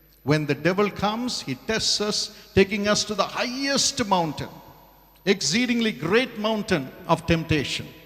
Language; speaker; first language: English; non-native, local second language; Tamil